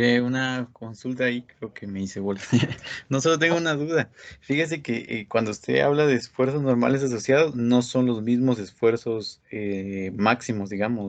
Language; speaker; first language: Spanish; native; Spanish